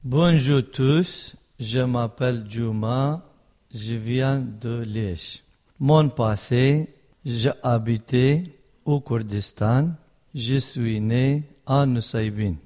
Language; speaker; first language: French; non-native, learner; Kurdish